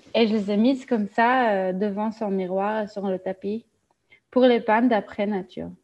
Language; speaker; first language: French; non-native, fluent; Hebrew